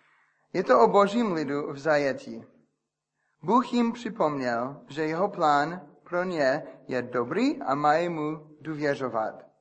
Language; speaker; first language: Czech; non-native, fluent; English